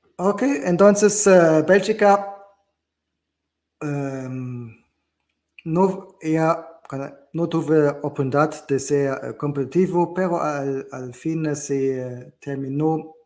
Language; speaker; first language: Spanish; non-native, learner; German